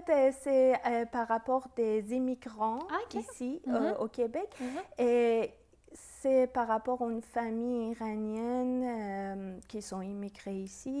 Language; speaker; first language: French; non-native, fluent; Persian